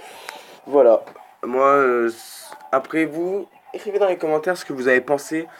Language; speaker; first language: French; native; French